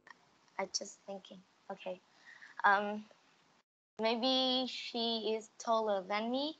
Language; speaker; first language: English; non-native, learner; Vietnamese